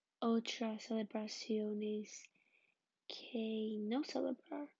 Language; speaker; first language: Spanish; non-native, learner; English